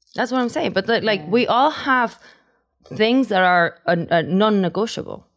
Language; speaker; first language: English; non-native, fluent; Spanish